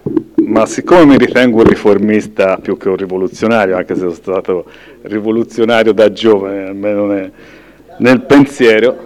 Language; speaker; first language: Italian; native; Italian